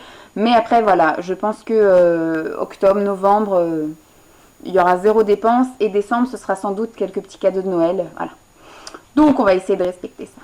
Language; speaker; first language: French; native; French